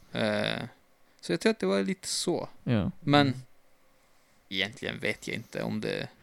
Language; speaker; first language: Swedish; non-native, fluent; Turkish